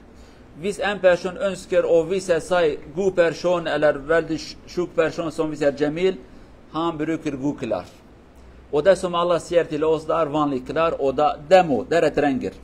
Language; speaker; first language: Swedish; non-native, learner; Kurdish